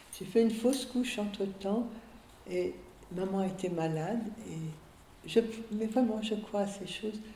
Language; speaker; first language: French; early bilingual, other home language; Hungarian